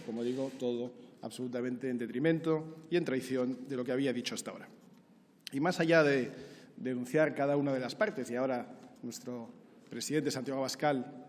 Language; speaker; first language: Spanish; native; Spanish